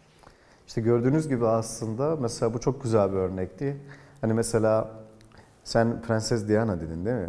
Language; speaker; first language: Turkish; native; Turkish